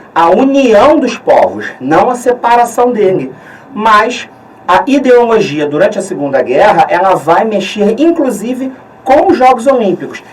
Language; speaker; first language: Portuguese; native; Portuguese